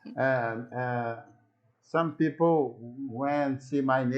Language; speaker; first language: English; non-native, learner; Portuguese